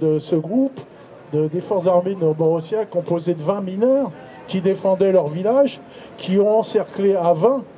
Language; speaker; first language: French; native; French